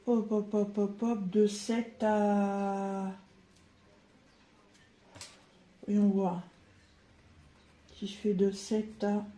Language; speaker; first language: French; native; French